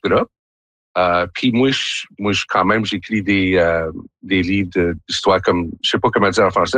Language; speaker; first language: French; native; French